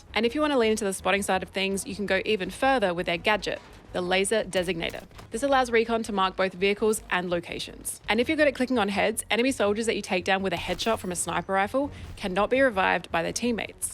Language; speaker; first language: English; native; English